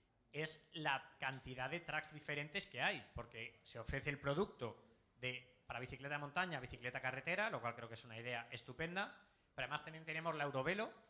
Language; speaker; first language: Spanish; native; Spanish